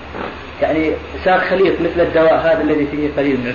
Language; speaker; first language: Arabic; native; Arabic